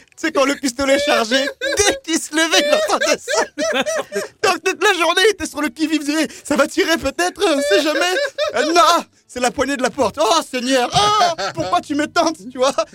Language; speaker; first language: French; early bilingual, other home language; Lingala